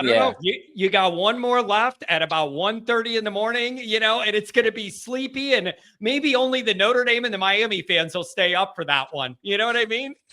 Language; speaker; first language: English; native; English